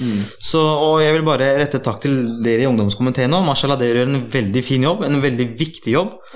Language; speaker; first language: Norwegian; early bilingual, other home language; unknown